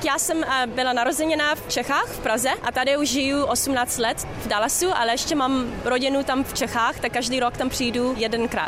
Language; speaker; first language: Czech; early bilingual, heritage; English